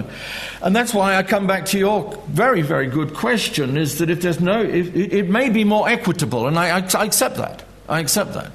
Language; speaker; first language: English; native; English